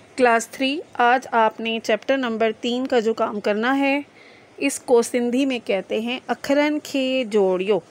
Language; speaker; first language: Urdu; non-native, local second language; Sindhi